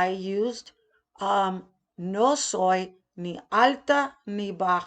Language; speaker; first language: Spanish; non-native, fluent; English